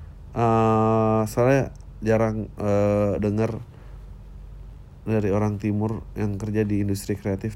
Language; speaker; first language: Indonesian; native; Indonesian